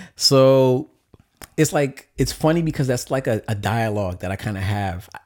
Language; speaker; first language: English; native; English